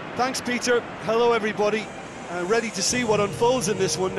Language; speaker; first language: English; native; English